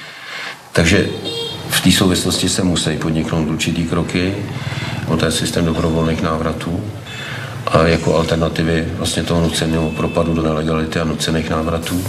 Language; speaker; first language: Czech; native; Czech